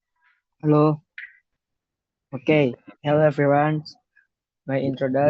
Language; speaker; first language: English; non-native, learner; Indonesian